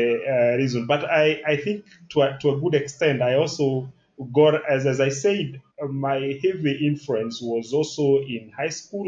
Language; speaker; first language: English; non-native, local second language; Kikuyu